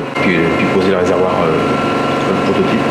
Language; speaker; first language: French; native; French